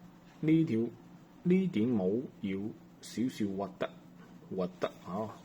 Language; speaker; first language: Cantonese; non-native, learner; Chinese